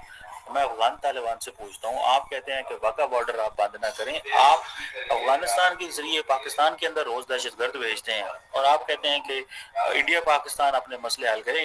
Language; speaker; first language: Hindi; native; Hindi